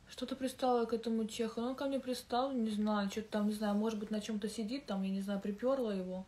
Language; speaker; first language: Russian; native; Russian